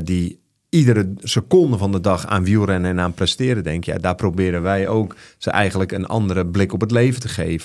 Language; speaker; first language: Dutch; native; Dutch